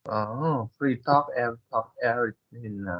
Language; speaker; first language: English; non-native, learner; Vietnamese